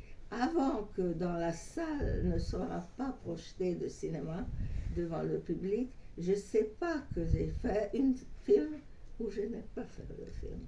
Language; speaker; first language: French; non-native, fluent; Hungarian